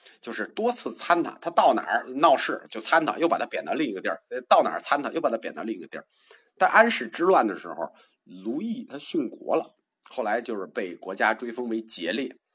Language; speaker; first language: Chinese; native; Chinese